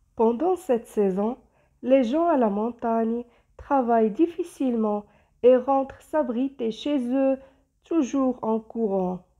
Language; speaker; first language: French; non-native, local second language; Arabic